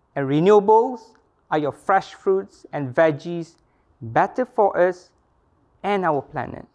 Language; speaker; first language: English; non-native, local second language; Malay